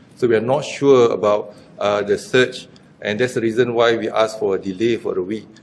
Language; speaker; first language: English; non-native, local second language; Malay